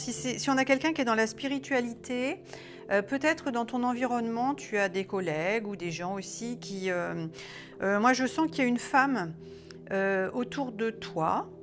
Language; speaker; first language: French; native; French